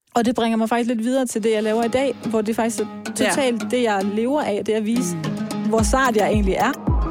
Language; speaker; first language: Danish; early bilingual, other home language; Persian